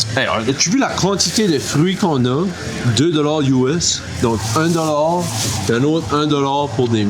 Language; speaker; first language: French; native; French